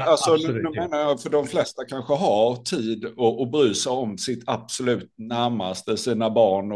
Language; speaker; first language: Swedish; native; Swedish